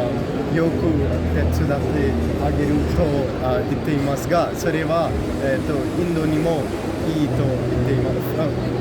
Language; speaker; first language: Japanese; non-native, fluent; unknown